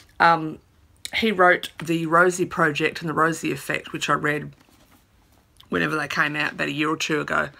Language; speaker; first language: English; native; English